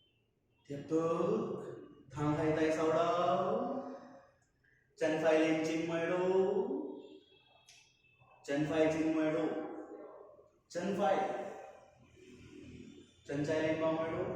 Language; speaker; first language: Vietnamese; non-native, learner; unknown